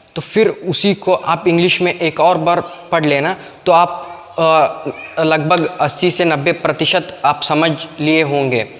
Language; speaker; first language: Hindi; non-native, local second language; Kannada